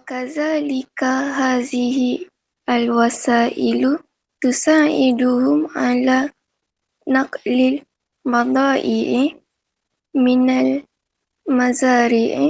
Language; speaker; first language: Arabic; non-native, learner; Malay